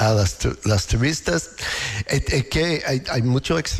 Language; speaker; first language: Spanish; non-native, learner; English